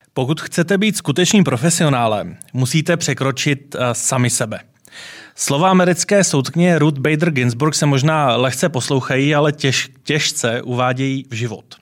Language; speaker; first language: Czech; native; Czech